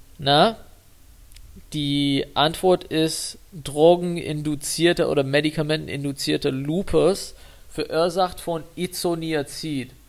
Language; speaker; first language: German; non-native, fluent; English